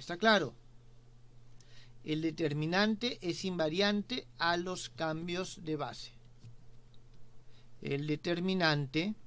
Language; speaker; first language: Spanish; native; Spanish